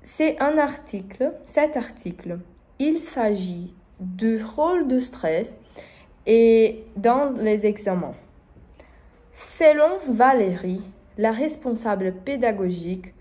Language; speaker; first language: French; non-native, learner; Portuguese